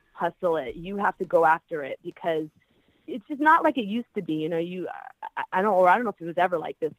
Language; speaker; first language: English; native; English